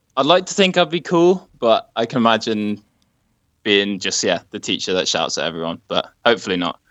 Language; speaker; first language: English; native; English